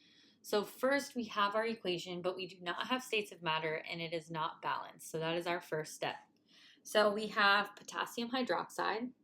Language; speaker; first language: English; native; English